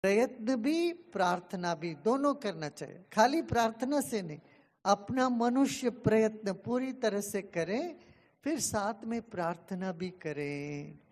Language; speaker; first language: Hindi; non-native, local second language; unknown